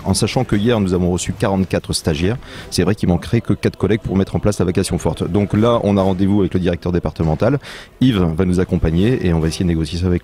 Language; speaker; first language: French; native; French